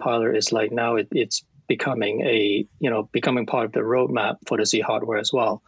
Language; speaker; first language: English; non-native, local second language; Cantonese